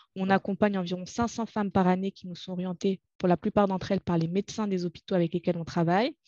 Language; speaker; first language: French; non-native, local second language; Arabic